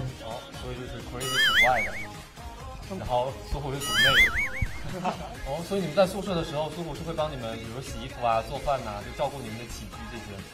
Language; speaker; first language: Chinese; native; Chinese